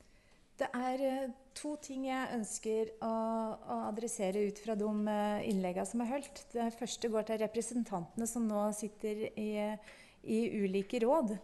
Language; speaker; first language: Norwegian; native; Norwegian